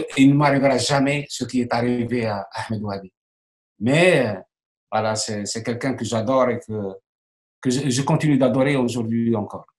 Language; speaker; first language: French; non-native, local second language; Arabic